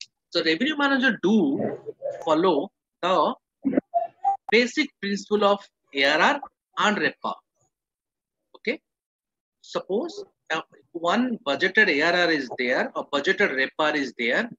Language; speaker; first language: English; non-native, local second language; Odia